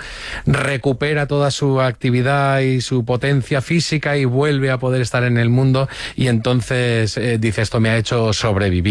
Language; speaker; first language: Spanish; native; Spanish